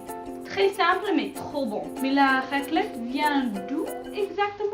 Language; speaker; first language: French; non-native, learner; English